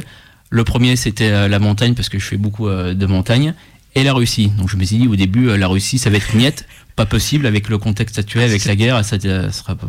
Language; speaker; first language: French; native; French